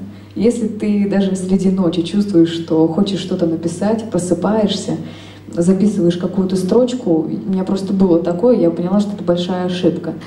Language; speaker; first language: Russian; native; Russian